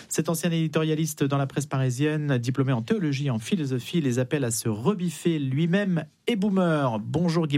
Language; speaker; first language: French; native; French